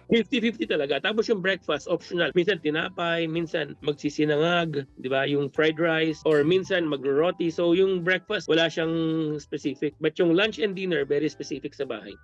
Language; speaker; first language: Filipino; early bilingual, other home language; Punjabi